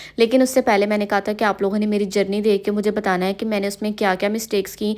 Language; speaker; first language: Urdu; non-native, local second language; Punjabi